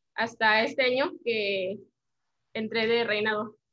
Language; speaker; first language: Spanish; early bilingual, heritage; Spanish